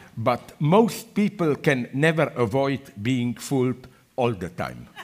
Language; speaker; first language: English; non-native, fluent; Slovenian